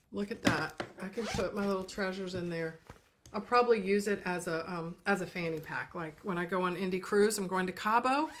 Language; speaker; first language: English; native; English